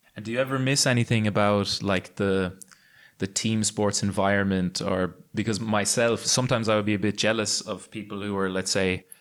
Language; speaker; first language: English; native; English